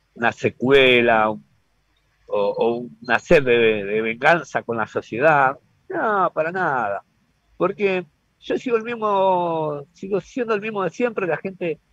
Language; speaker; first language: Spanish; native; Spanish